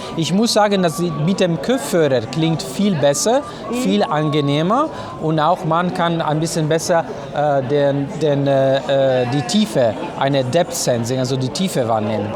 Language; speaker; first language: German; non-native, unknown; Italian